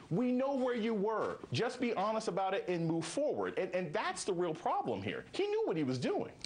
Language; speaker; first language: English; native; English